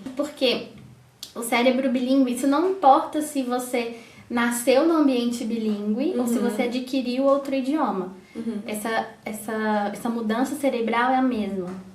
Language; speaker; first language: Portuguese; native; Portuguese